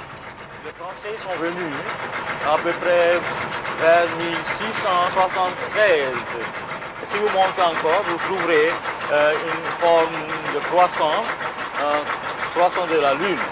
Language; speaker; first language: French; non-native, fluent; Bangla